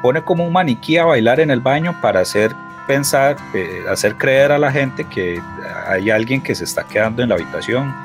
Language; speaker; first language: Spanish; native; Spanish